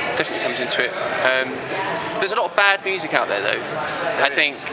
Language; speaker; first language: English; native; English